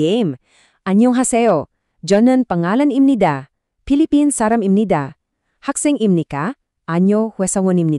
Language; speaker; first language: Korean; non-native, fluent; Filipino